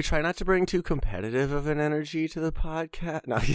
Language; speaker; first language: English; native; English